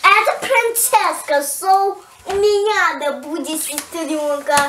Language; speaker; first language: Russian; early bilingual, heritage; Russian